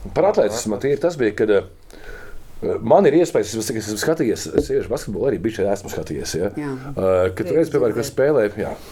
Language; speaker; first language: Latvian; native; Latvian